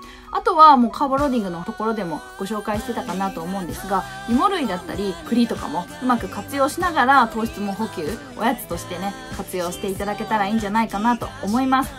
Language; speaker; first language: Japanese; native; Japanese